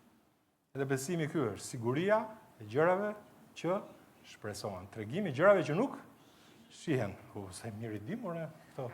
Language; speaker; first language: Albanian; native; Albanian